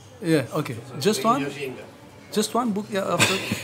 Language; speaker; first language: English; non-native, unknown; Portuguese